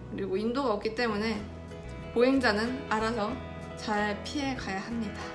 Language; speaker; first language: Korean; native; Korean